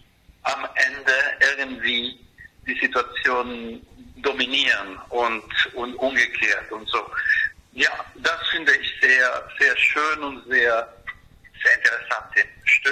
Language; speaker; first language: German; non-native, fluent; Spanish